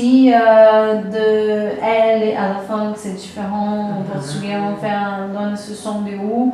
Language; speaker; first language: French; non-native, fluent; Portuguese